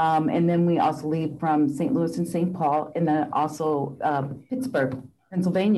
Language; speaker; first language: English; native; English